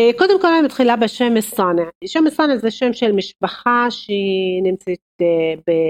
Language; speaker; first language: Hebrew; non-native, local second language; Arabic